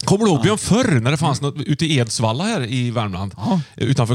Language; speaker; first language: Swedish; native; Swedish